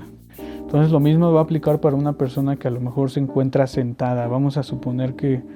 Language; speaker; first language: Spanish; native; Spanish